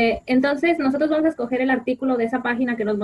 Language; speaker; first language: Spanish; native; Spanish